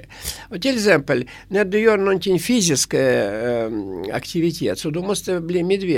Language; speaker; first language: Swedish; non-native, fluent; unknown